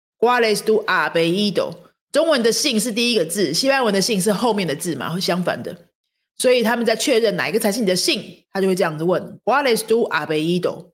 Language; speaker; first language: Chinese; native; Chinese